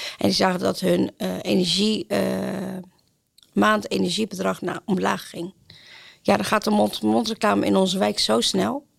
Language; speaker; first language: Dutch; non-native, fluent; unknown